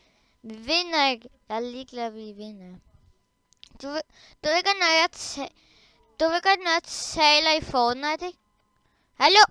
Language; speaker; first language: Danish; early bilingual, other home language; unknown